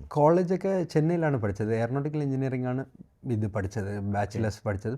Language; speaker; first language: Malayalam; non-native, local second language; Tamil